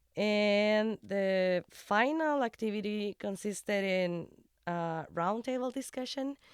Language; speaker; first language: English; non-native, fluent; Spanish